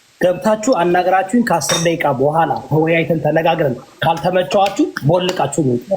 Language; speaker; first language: Amharic; early bilingual, heritage; Amharic